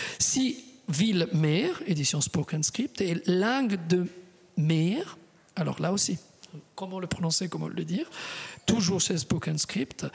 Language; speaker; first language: French; non-native, fluent; Italian